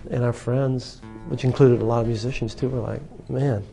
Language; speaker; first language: English; native; English